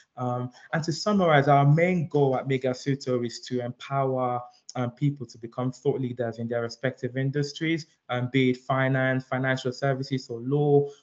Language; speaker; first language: English; early bilingual, other home language; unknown